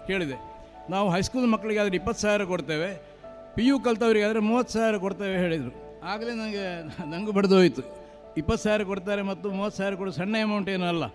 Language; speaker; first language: Kannada; non-native, local second language; Marathi